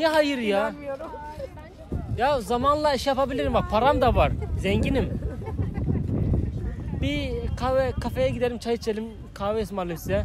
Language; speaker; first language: Turkish; native; Turkish